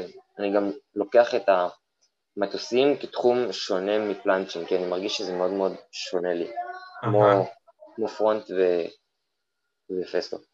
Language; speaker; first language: Hebrew; native; Hebrew